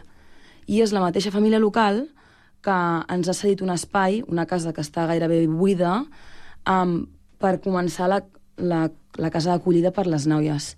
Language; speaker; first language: Catalan; native; Catalan